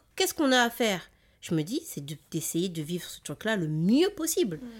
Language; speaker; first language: French; native; French